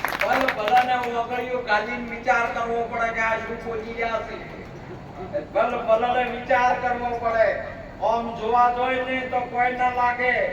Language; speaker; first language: Gujarati; non-native, local second language; Marwari